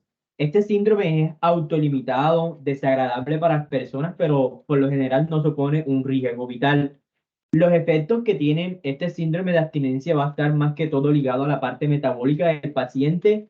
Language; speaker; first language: Spanish; native; Spanish